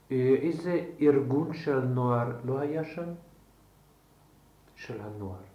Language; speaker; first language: Hebrew; non-native, fluent; Slovak